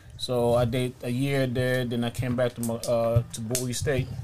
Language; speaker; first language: English; early bilingual, other home language; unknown